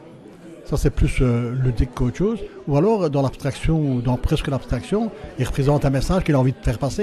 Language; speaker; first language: French; native; French